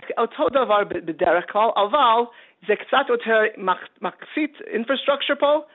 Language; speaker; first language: Hebrew; non-native, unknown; English